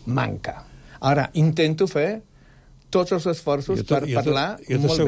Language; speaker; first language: Catalan; non-native, fluent; Polish